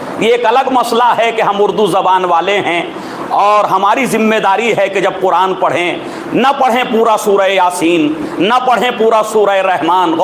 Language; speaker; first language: Urdu; native; Urdu